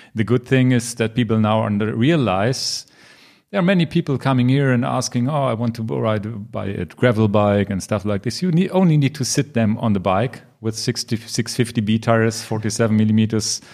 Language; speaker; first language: English; non-native, learner; German